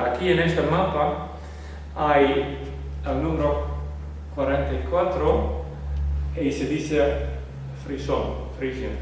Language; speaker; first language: Spanish; non-native, learner; Western Frisian